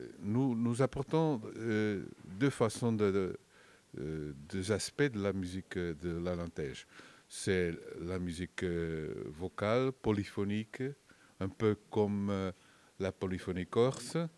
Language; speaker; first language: French; non-native, fluent; Portuguese